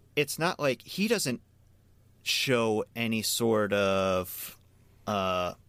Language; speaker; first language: English; native; English